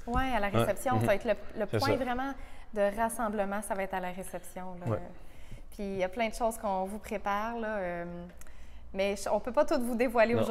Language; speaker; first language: French; native; French